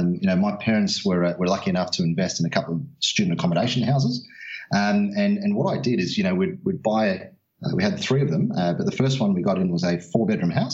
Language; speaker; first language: English; native; English